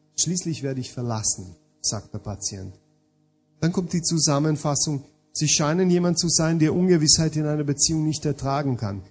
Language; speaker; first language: German; non-native, fluent; Hungarian